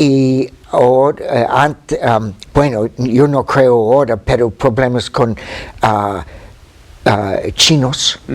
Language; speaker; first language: Spanish; non-native, fluent; English